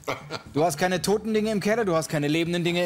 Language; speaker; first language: German; native; German